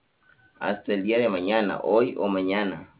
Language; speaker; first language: Spanish; native; Spanish